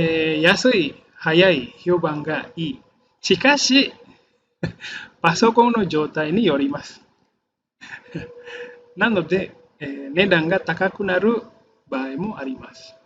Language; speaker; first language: Japanese; non-native, fluent; Indonesian